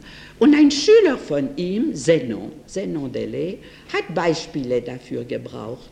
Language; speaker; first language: German; non-native, fluent; French